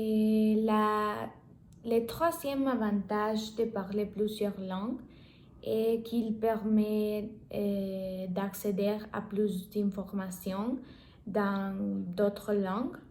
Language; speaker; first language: French; non-native, learner; Spanish